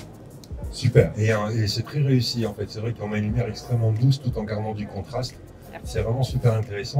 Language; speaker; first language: French; native; French